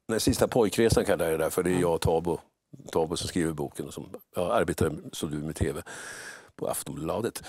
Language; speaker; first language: Swedish; native; Swedish